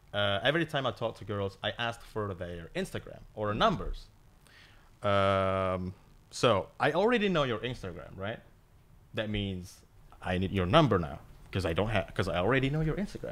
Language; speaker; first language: English; non-native, fluent; Indonesian